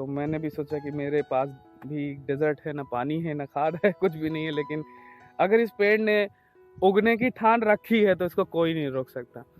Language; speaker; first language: Hindi; native; Hindi